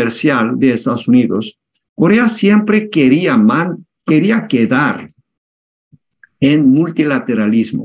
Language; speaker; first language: Spanish; non-native, fluent; Korean